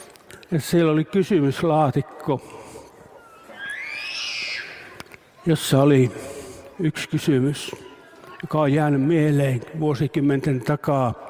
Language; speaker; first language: Finnish; native; Finnish